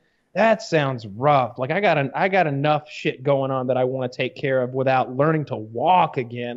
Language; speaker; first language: English; native; English